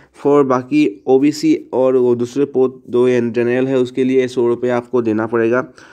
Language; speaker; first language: Hindi; non-native, local second language; Assamese